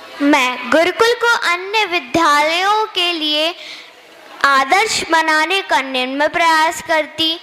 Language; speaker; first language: Hindi; native; Hindi